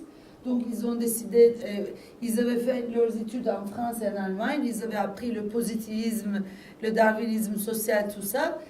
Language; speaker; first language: French; non-native, fluent; Turkish